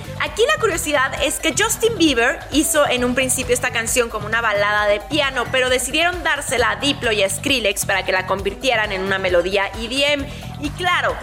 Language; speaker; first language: Spanish; native; Spanish